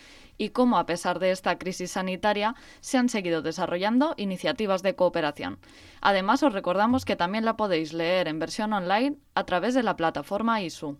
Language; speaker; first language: Spanish; native; Spanish